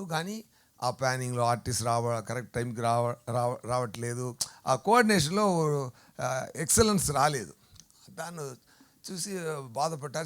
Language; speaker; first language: Telugu; non-native, learner; Tamil